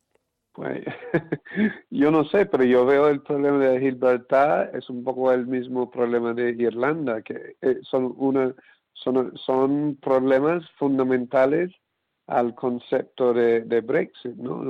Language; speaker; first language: Spanish; non-native, fluent; English